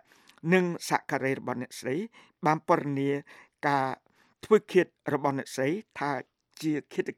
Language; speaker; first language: Khmer; native; Khmer